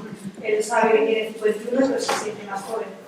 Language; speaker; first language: Spanish; non-native, fluent; Portuguese